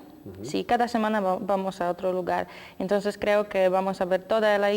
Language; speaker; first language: Spanish; non-native, learner; Polish